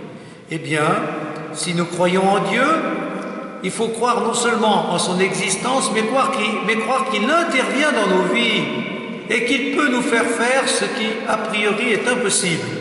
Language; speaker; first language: French; native; French